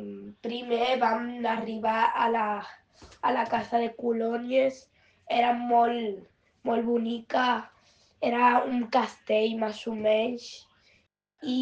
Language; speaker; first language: Catalan; non-native, local second language; Spanish